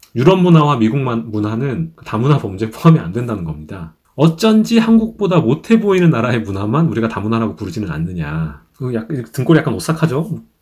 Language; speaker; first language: Korean; native; Korean